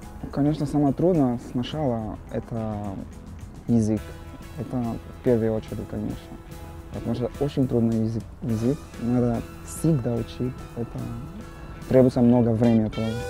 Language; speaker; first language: Russian; non-native, learner; Portuguese